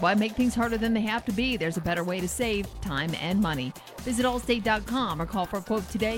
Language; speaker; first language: English; native; English